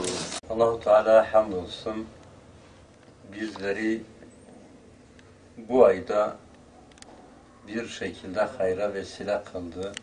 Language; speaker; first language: Turkish; native; Turkish